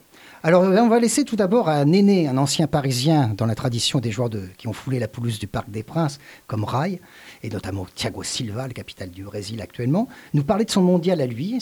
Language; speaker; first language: French; native; French